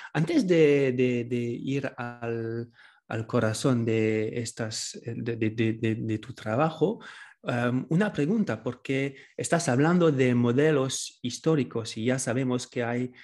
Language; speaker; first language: Spanish; non-native, fluent; French